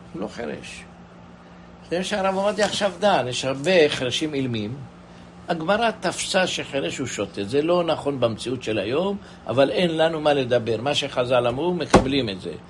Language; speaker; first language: Hebrew; non-native, fluent; Persian